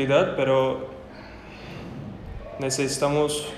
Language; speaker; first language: Spanish; non-native, learner; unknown